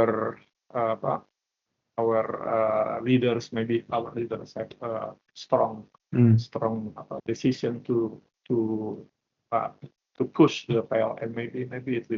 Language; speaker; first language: English; non-native, learner; Indonesian